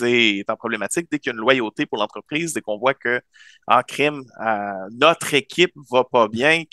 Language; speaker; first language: French; native; French